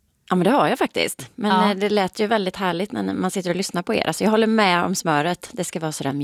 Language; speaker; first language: Swedish; native; Swedish